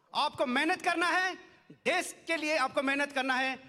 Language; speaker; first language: Hindi; non-native, local second language; Nyishi